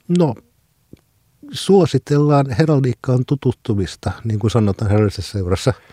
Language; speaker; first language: Finnish; non-native, local second language; Swedish